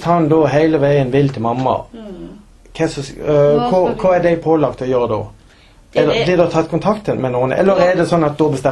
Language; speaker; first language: Norwegian; native; Norwegian